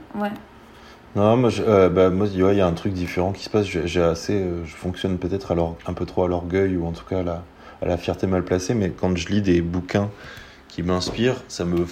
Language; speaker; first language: French; native; French